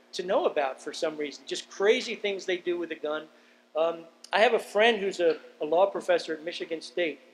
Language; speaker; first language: English; native; English